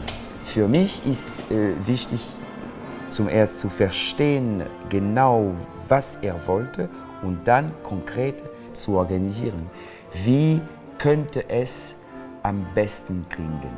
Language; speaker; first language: German; non-native, fluent; French